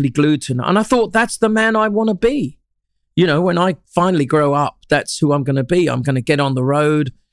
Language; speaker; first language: English; native; English